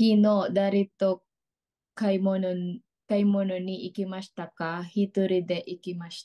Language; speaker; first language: Japanese; non-native, learner; Filipino